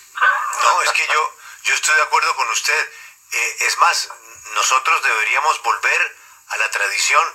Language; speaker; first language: Spanish; native; Spanish